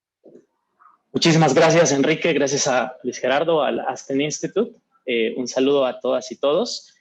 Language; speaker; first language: Spanish; native; Spanish